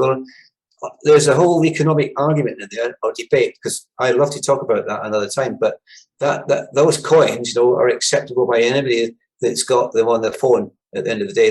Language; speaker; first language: English; native; English